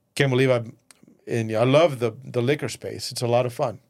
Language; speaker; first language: English; early bilingual, other home language; Spanish